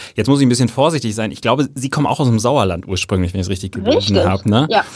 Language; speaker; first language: German; native; German